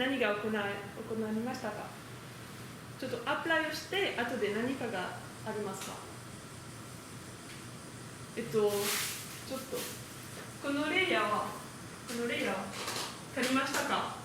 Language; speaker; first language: Japanese; non-native, learner; French